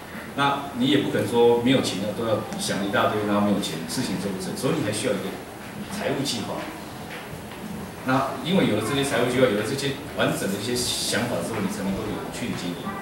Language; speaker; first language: Chinese; native; Chinese